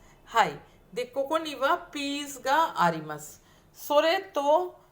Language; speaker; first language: Japanese; non-native, fluent; Hindi